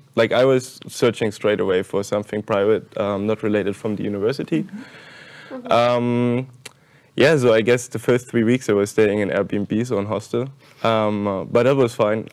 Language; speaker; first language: English; non-native, fluent; German